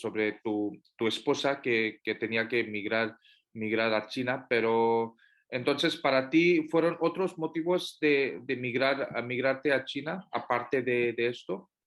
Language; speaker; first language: Spanish; non-native, fluent; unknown